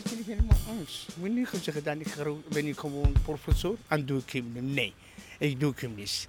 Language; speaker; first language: Dutch; non-native, learner; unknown